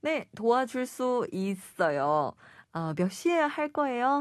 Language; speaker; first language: Korean; non-native, fluent; Chinese